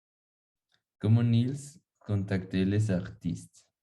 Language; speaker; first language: French; non-native, learner; Spanish